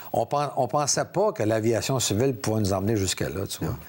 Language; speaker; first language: French; native; French